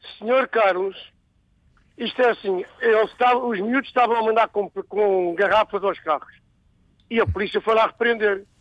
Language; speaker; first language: Portuguese; native; Portuguese